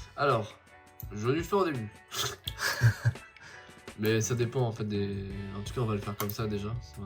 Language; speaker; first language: French; native; French